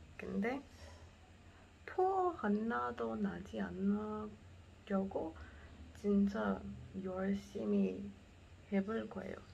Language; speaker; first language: Korean; non-native, learner; Portuguese